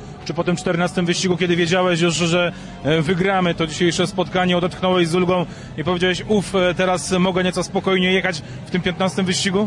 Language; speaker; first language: Polish; native; Polish